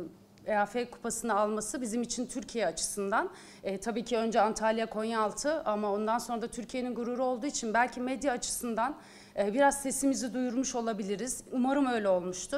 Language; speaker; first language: Turkish; native; Turkish